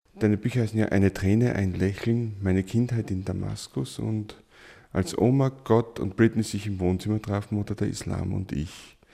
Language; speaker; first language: German; native; German